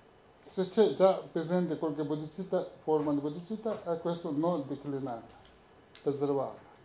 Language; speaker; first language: Italian; non-native, learner; Tibetan